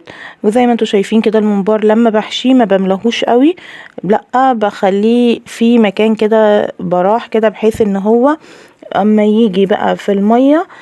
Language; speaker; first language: Arabic; native; Arabic